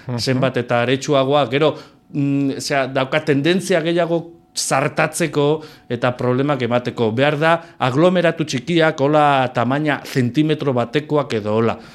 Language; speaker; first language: Basque; non-native, local second language; Spanish